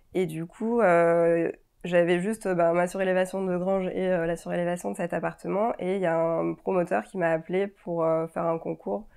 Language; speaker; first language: French; native; French